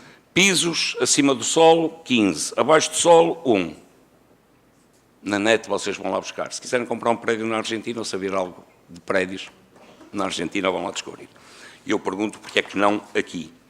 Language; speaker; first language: Portuguese; native; Portuguese